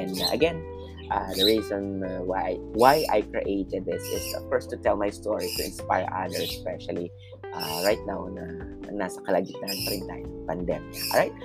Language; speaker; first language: English; non-native, local second language; Filipino